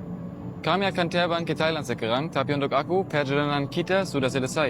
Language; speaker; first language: Indonesian; non-native, learner; German